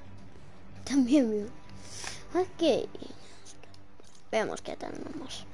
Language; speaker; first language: Spanish; early bilingual, heritage; English